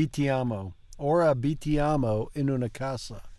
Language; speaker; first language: Italian; non-native, learner; English